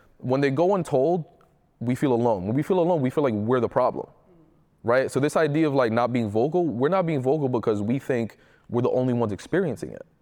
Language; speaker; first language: English; early bilingual, other home language; Spanish